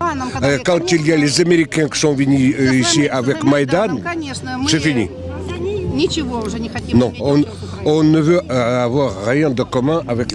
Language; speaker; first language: French; non-native, fluent; Russian